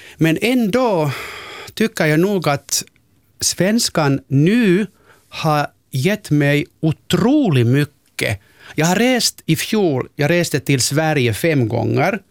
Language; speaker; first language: Swedish; non-native, local second language; Finnish